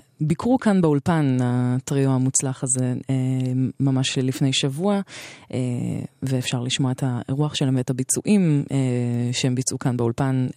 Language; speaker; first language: Hebrew; native; Hebrew